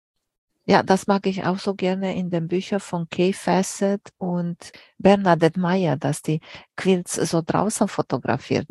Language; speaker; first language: German; non-native, fluent; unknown